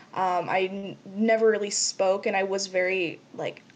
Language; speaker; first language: English; native; English